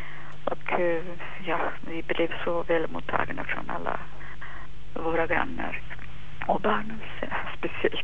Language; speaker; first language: Swedish; non-native, fluent; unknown